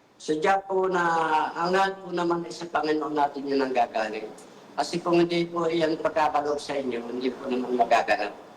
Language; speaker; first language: Filipino; native; Filipino